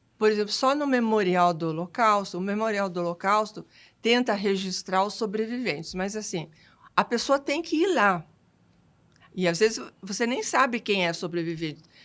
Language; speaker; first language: Portuguese; early bilingual, other home language; French